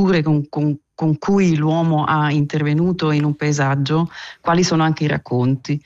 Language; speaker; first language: Italian; non-native, local second language; German